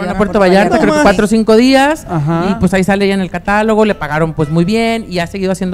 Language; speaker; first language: Spanish; native; Spanish